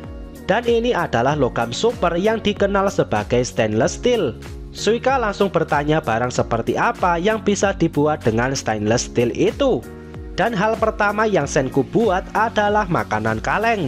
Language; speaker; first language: Indonesian; native; Indonesian